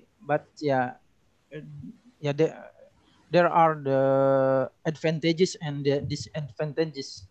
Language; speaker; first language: English; non-native, learner; Indonesian